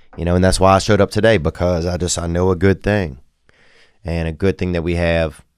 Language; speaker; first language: English; native; English